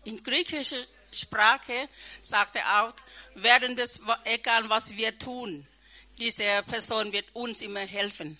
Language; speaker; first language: German; non-native, learner; Thai